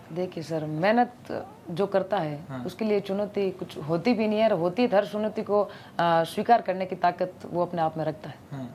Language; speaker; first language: Hindi; native; Hindi